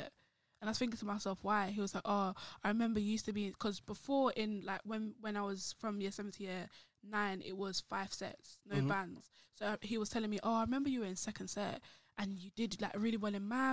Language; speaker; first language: English; native; English